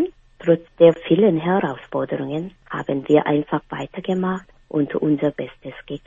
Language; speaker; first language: German; non-native, fluent; Korean